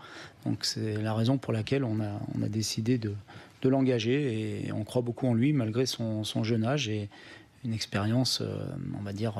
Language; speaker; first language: French; native; French